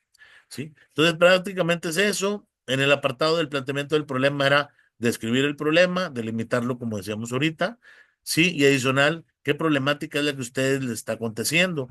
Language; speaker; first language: Spanish; native; Spanish